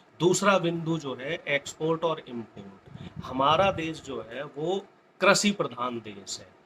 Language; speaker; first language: Hindi; native; Hindi